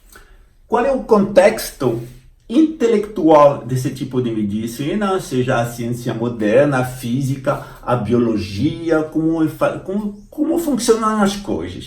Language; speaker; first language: Portuguese; non-native, fluent; French